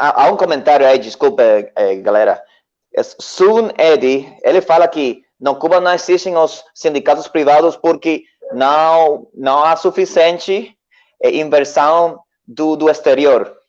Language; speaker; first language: Portuguese; non-native, learner; Spanish